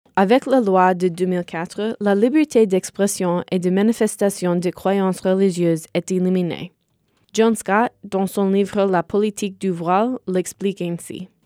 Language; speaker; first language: French; non-native, fluent; English